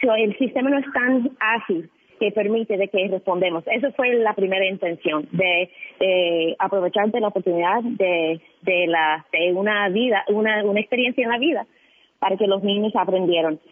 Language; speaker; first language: Spanish; non-native, fluent; English